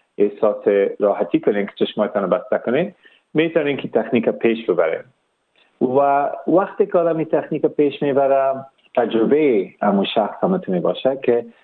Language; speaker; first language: Persian; early bilingual, heritage; Persian